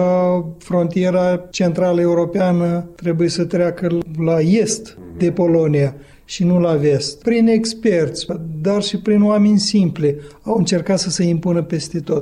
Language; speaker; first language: Romanian; native; Romanian